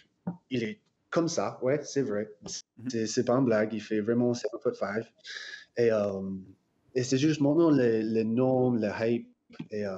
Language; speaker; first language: French; non-native, fluent; English